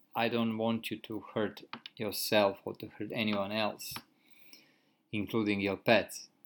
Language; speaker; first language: English; non-native, fluent; Croatian